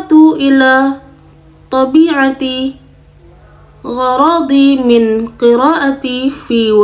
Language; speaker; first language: Arabic; non-native, learner; Indonesian